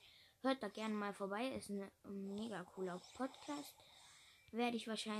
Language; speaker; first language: German; native; German